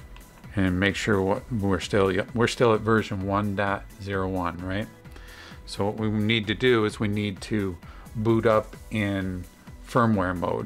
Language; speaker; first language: English; native; English